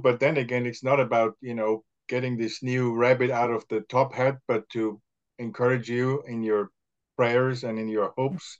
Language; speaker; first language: English; non-native, fluent; German